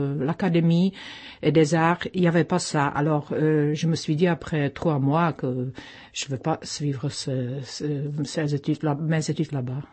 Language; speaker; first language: French; non-native, fluent; Czech